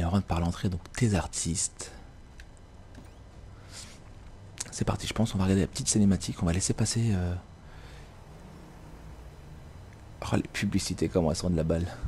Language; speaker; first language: French; native; French